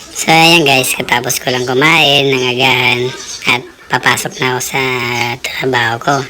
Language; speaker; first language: Filipino; native; Filipino